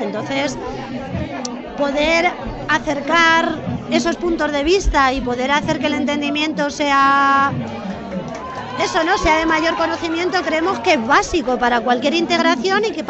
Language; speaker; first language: Spanish; native; Spanish